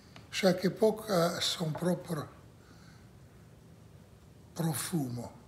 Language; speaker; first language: French; non-native, learner; Russian